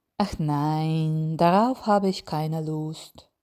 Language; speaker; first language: German; non-native, fluent; Ukrainian